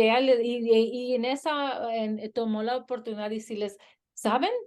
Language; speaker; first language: Spanish; early bilingual, heritage; Spanish